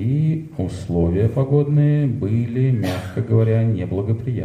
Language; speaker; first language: Russian; native; Russian